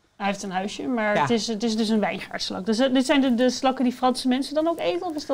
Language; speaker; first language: Dutch; native; Dutch